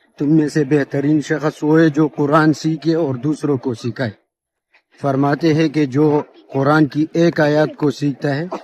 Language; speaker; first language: Urdu; native; Urdu